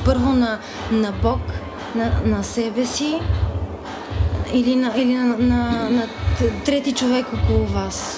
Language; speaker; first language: Bulgarian; native; Bulgarian